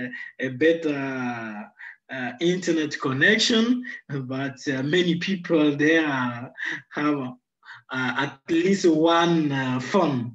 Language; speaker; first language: English; non-native, fluent; Sango